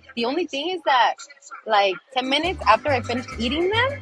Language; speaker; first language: English; early bilingual, other home language; Spanish